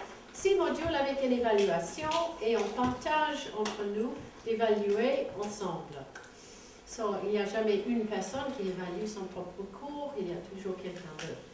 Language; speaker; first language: French; non-native, fluent; English